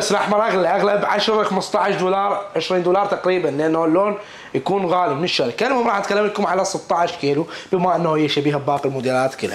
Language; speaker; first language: Arabic; native; Arabic